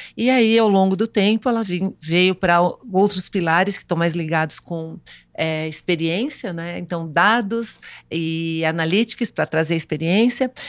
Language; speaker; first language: Portuguese; native; Portuguese